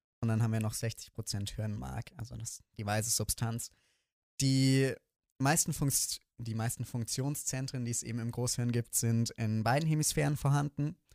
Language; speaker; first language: German; native; German